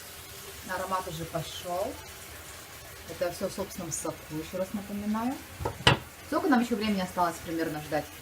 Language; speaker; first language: Russian; native; Russian